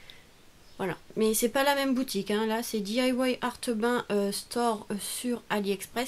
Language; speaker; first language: French; native; French